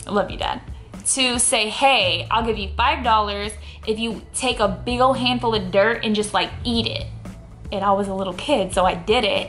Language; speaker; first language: English; native; English